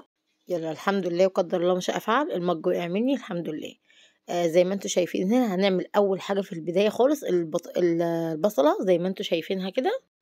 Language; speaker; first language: Arabic; native; Arabic